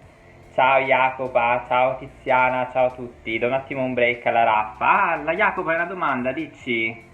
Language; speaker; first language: Italian; native; Italian